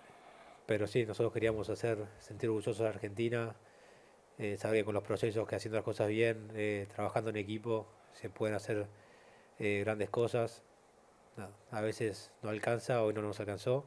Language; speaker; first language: Spanish; native; Spanish